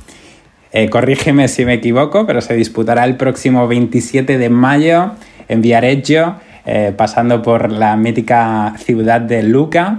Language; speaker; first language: Spanish; native; Spanish